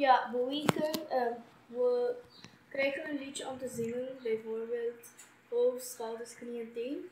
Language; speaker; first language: Dutch; non-native, local second language; Papiamento